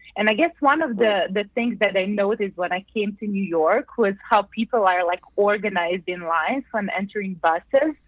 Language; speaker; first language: English; non-native, fluent; Croatian